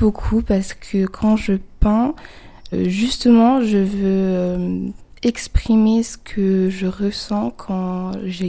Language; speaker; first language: French; native; French